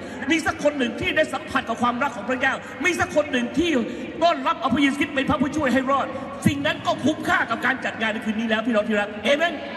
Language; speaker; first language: Thai; native; Thai